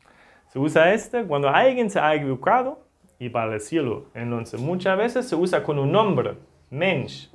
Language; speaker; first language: Spanish; non-native, fluent; German